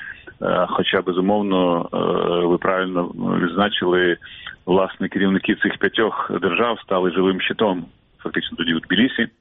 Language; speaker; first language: Ukrainian; native; Ukrainian